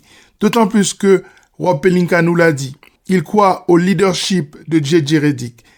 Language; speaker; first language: French; native; French